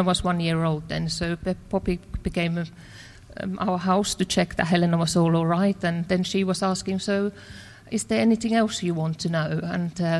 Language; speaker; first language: English; non-native, fluent; Finnish